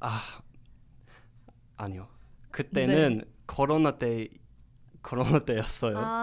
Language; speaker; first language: Korean; non-native, learner; English